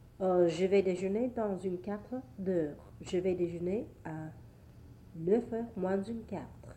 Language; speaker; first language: French; non-native, learner; English